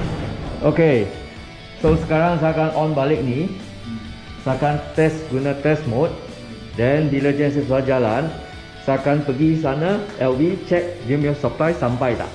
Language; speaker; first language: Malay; non-native, local second language; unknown